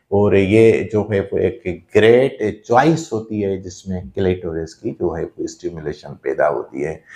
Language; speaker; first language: Urdu; non-native, local second language; Sindhi